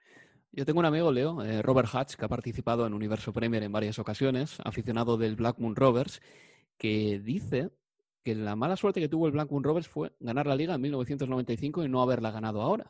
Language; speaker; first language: Spanish; native; Spanish